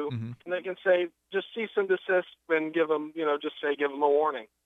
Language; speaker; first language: English; non-native, fluent; Spanish